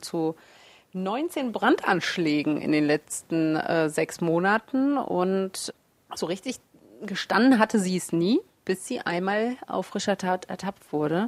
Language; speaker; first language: German; early bilingual, other home language; Russian